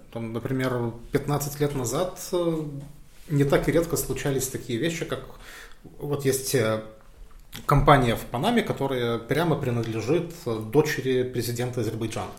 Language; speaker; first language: Russian; non-native, fluent; Lithuanian